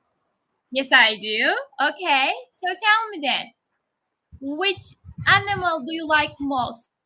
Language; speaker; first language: English; non-native, fluent; Turkish